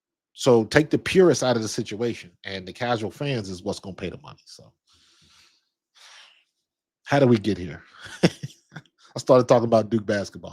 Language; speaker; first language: English; native; English